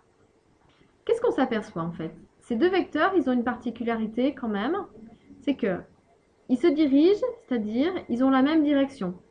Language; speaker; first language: French; native; French